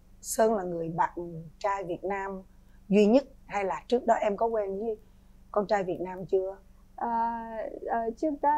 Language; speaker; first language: Vietnamese; native; Vietnamese